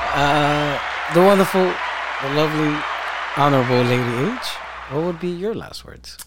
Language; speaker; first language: English; early bilingual, other home language; Spanish